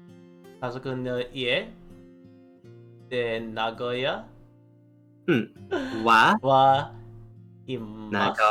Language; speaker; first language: Japanese; non-native, learner; English